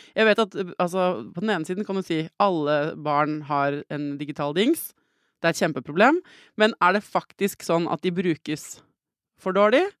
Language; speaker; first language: Norwegian; native; Norwegian